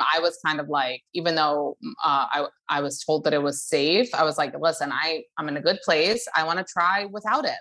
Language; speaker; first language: English; early bilingual, other home language; Hebrew